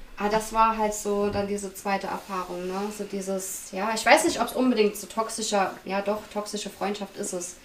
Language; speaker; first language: German; native; German